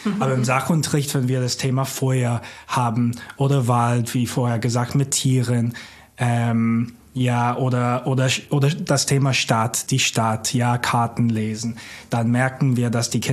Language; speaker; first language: German; non-native, fluent; English